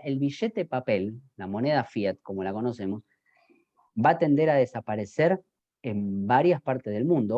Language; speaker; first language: Spanish; native; Spanish